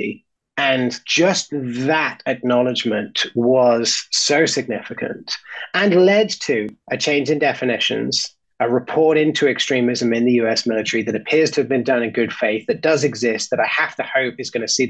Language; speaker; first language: English; native; English